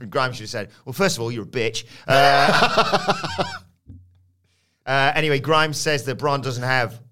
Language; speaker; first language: English; native; English